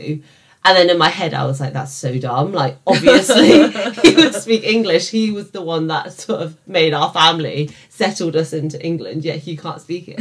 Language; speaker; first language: English; native; English